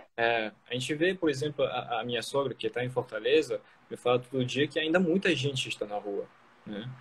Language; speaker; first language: Portuguese; non-native, fluent; French